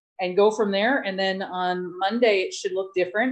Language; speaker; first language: English; native; English